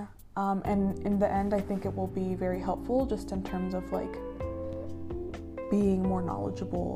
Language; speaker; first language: English; native; English